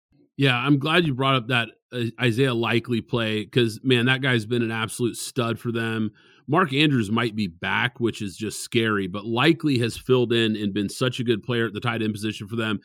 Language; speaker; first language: English; native; English